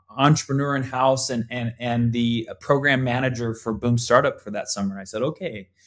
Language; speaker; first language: English; native; English